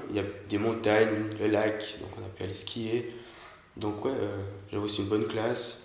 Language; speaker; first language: French; native; French